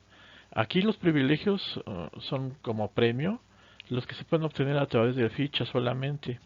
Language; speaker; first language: Spanish; native; Spanish